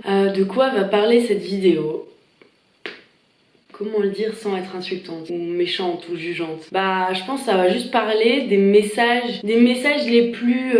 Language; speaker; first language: French; native; French